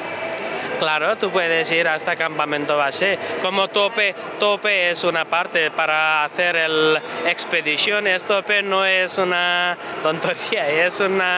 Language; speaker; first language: Spanish; non-native, learner; Nepali